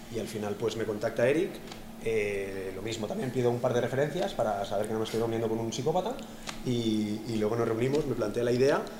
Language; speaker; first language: Spanish; native; Spanish